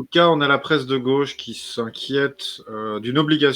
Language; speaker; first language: French; native; French